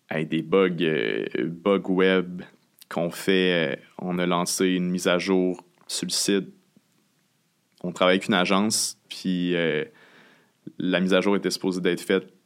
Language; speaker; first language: French; native; French